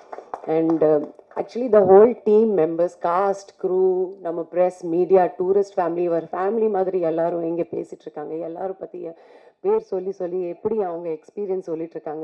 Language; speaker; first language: Tamil; non-native, fluent; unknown